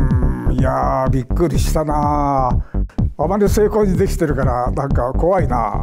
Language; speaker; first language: Japanese; native; Japanese